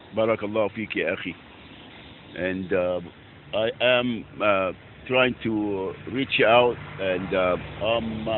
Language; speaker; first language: English; non-native, fluent; Arabic